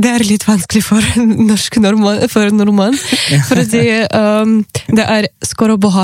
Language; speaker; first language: Norwegian; non-native, learner; Ukrainian